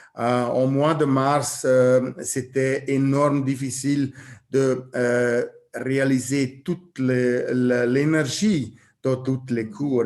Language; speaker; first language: French; non-native, learner; German